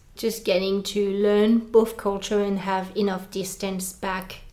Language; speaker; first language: English; non-native, fluent; French